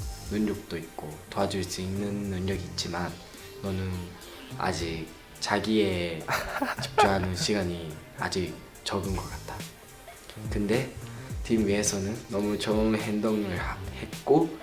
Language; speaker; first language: Korean; non-native, learner; Japanese